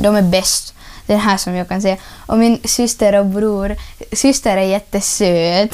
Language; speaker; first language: Swedish; non-native, learner; Russian